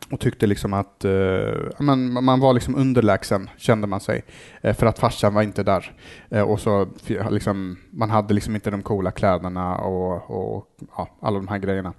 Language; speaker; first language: Swedish; early bilingual, other home language; Arabic